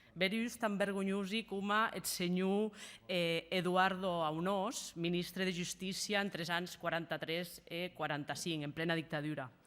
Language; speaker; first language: Occitan; native; Occitan